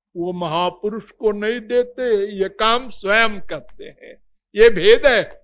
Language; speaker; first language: Hindi; native; Hindi